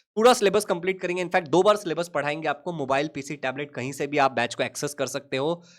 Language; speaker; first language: Hindi; native; Hindi